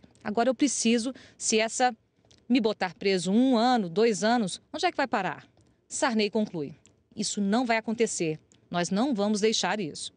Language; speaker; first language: Portuguese; native; Portuguese